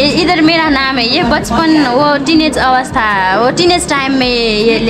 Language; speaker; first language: Hindi; non-native, learner; Nepali